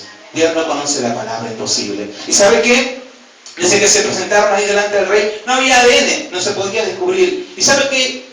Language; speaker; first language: Spanish; native; Spanish